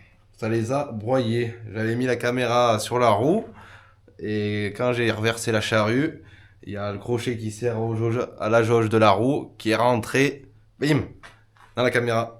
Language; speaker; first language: French; native; French